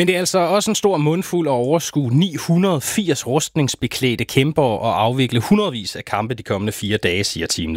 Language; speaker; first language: Danish; native; Danish